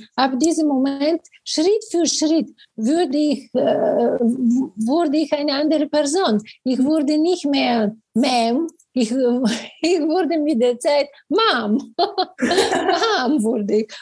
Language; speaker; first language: German; non-native, fluent; Bulgarian